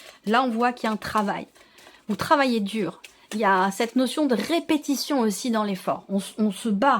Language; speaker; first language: French; native; French